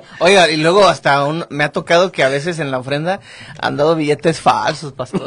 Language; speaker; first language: Spanish; native; Spanish